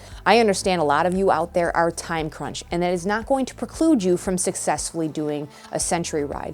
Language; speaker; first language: English; native; English